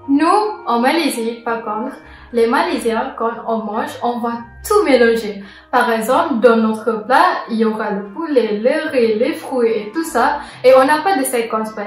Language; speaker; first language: French; non-native, fluent; Malay